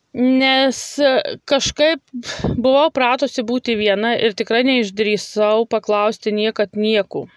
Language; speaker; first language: Lithuanian; native; Lithuanian